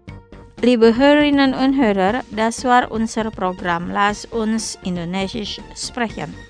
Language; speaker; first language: German; non-native, fluent; Indonesian